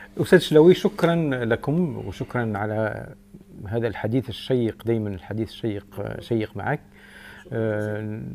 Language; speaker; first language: Arabic; native; Arabic